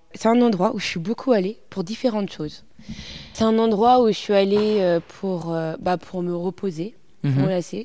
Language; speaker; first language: French; native; French